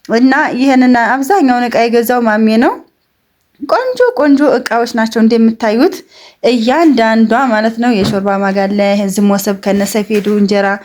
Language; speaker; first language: Amharic; native; Amharic